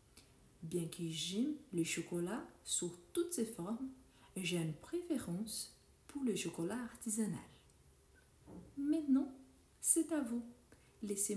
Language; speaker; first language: French; non-native, fluent; Portuguese